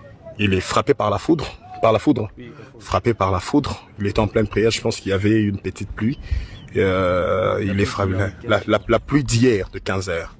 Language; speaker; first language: French; non-native, local second language; Lingala